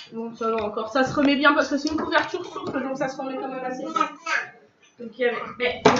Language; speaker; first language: French; native; French